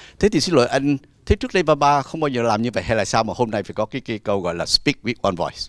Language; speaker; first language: Vietnamese; native; Vietnamese